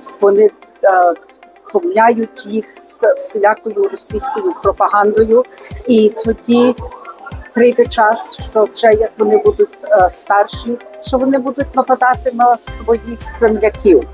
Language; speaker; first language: Ukrainian; early bilingual, heritage; Ukrainian